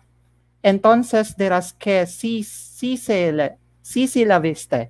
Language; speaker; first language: Spanish; non-native, learner; Filipino